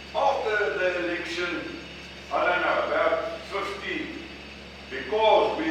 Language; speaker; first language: English; non-native, local second language; Afrikaans